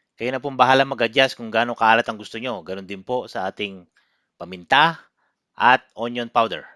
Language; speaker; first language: Filipino; non-native, local second language; Iloko